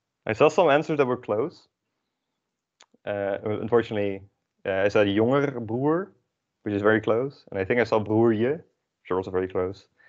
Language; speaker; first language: English; non-native, fluent; Dutch